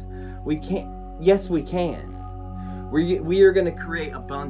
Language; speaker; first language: English; native; English